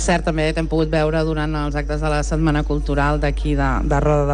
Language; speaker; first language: Catalan; native; Catalan